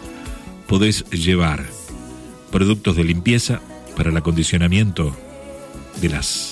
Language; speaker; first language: Spanish; native; Spanish